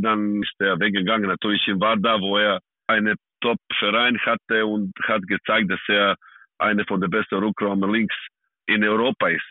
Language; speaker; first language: German; non-native, fluent; Serbian